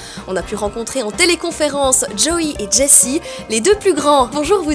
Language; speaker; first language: French; native; French